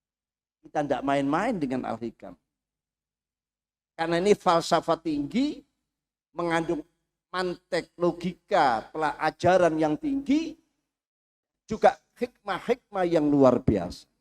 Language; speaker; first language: Indonesian; native; Indonesian